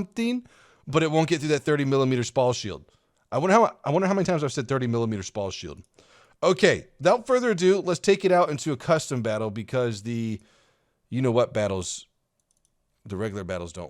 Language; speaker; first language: English; native; English